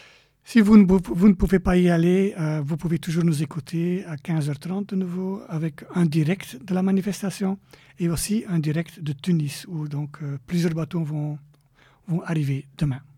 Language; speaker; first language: French; native; French